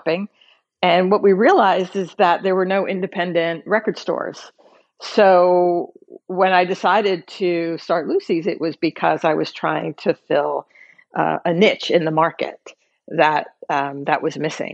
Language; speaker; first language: English; native; English